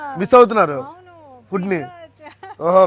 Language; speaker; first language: Telugu; native; Telugu